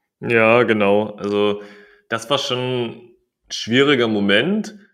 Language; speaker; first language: German; native; German